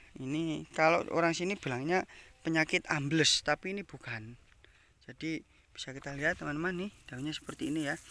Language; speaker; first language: Indonesian; non-native, local second language; Javanese